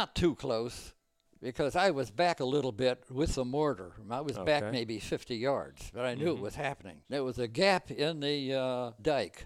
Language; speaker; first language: English; native; English